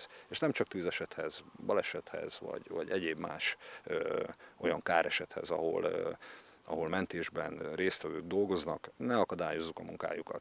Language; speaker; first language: Hungarian; native; Hungarian